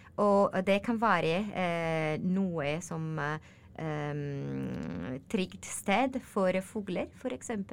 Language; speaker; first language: Norwegian; non-native, learner; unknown